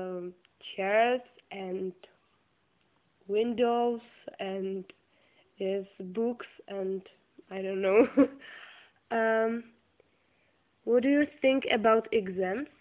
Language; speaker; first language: English; non-native, learner; Czech